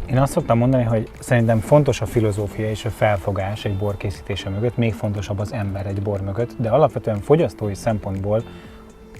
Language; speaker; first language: Hungarian; native; Hungarian